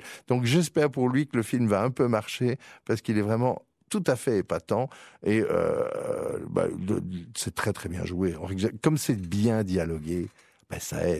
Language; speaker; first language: French; native; French